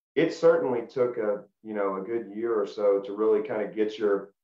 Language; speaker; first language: English; native; English